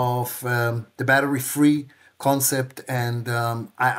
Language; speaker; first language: English; non-native, fluent; Hebrew